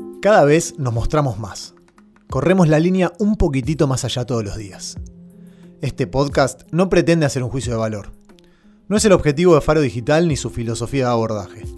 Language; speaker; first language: Spanish; native; Spanish